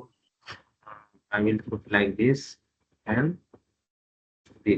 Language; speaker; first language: English; non-native, local second language; Hindi